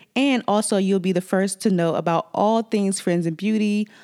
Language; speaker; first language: English; native; English